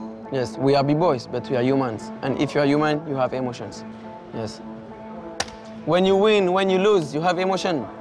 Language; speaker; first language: English; non-native, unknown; French